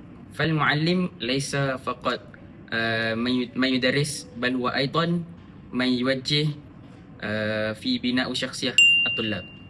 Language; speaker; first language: Arabic; non-native, learner; Malay